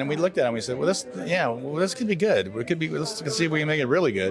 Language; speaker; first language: English; native; English